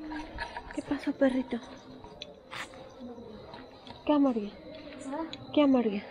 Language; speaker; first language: Spanish; native; Spanish